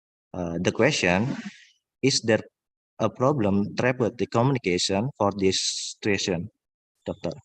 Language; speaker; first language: English; non-native, learner; Indonesian